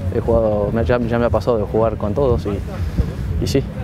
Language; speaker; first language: Spanish; native; Spanish